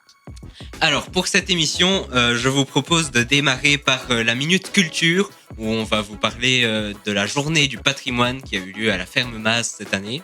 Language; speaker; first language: French; native; French